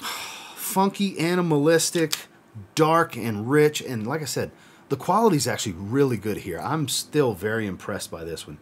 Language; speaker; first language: English; native; English